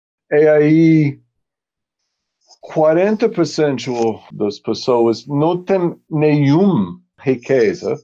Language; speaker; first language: Portuguese; non-native, fluent; English